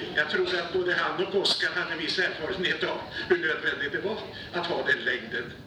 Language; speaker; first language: Swedish; native; Swedish